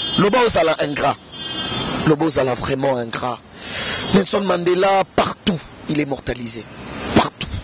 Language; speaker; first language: French; non-native, local second language; Lingala